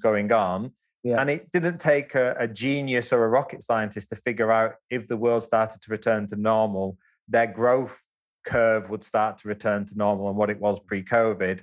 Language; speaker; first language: English; native; English